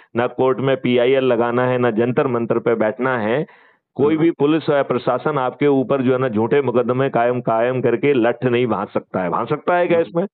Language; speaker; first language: Hindi; native; Hindi